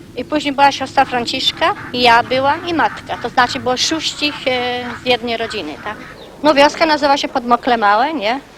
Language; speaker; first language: Polish; native; Polish